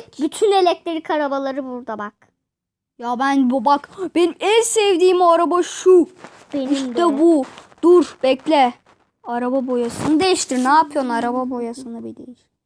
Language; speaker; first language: Turkish; native; Turkish